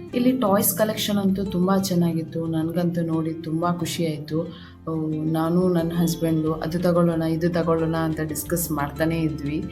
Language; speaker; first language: Kannada; non-native, local second language; Tulu